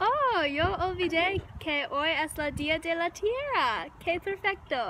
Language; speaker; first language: Spanish; non-native, learner; English